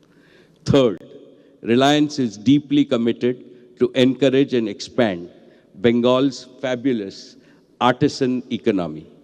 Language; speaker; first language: English; non-native, local second language; Gujarati